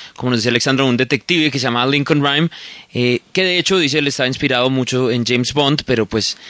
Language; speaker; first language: Spanish; native; Spanish